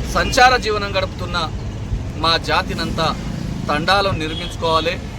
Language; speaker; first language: Telugu; non-native, local second language; Lambadi